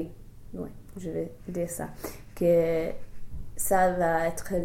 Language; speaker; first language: French; non-native, fluent; English